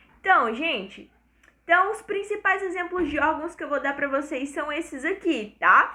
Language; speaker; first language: Portuguese; native; Portuguese